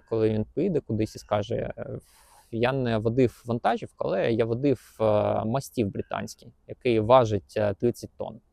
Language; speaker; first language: Ukrainian; native; Ukrainian